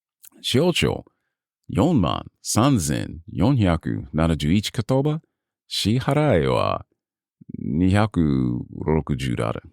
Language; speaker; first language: Japanese; non-native, learner; English